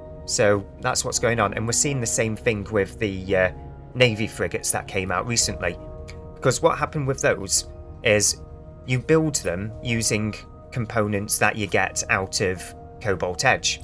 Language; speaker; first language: English; native; English